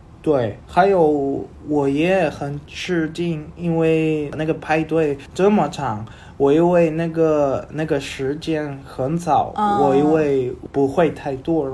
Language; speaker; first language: Chinese; non-native, learner; Spanish